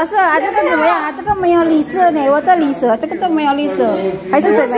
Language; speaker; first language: Chinese; non-native, learner; Javanese